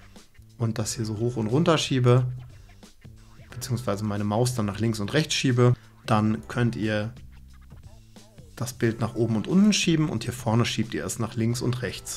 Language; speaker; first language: German; native; German